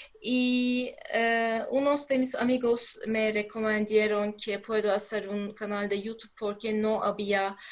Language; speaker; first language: Spanish; non-native, learner; Turkish